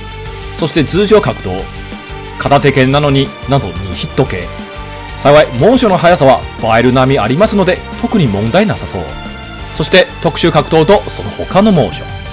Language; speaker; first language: Japanese; non-native, fluent; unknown